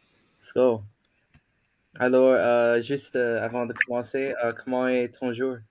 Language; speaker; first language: French; non-native, learner; English